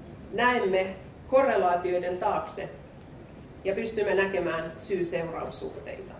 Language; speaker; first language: Finnish; native; Finnish